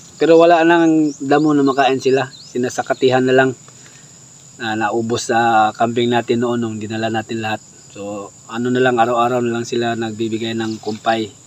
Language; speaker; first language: Filipino; non-native, local second language; Cebuano